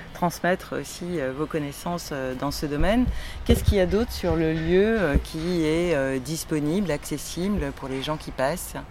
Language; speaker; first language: French; non-native, fluent; Polish